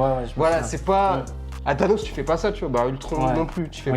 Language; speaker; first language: French; native; French